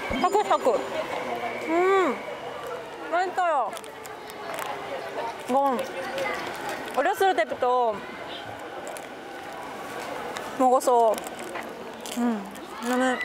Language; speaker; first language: Korean; non-native, learner; Japanese